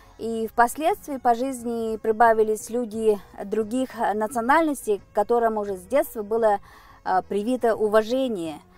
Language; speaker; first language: Russian; non-native, local second language; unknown